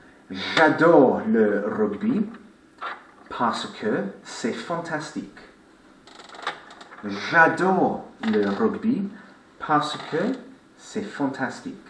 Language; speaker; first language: French; non-native, fluent; English